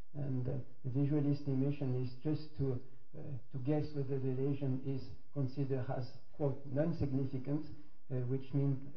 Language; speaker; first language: English; non-native, fluent; French